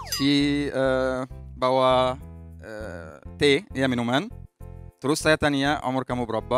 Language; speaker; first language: Indonesian; non-native, fluent; Arabic